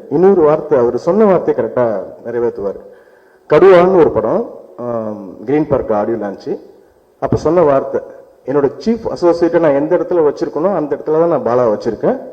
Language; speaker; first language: Tamil; native; Tamil